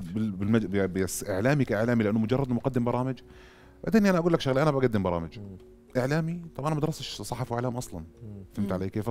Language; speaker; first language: Arabic; native; Arabic